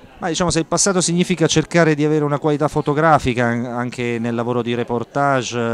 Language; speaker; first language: Italian; native; Italian